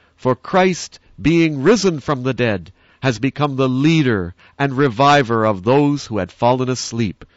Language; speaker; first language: English; native; English